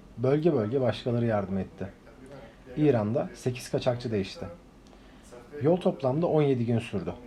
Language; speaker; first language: Turkish; non-native, fluent; Uzbek